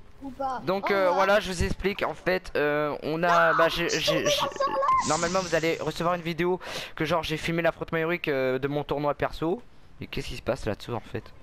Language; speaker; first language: French; native; French